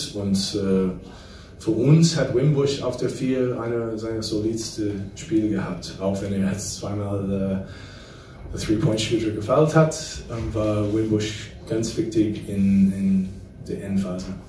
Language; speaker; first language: German; non-native, fluent; English